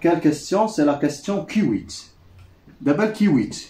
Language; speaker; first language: French; non-native, local second language; Arabic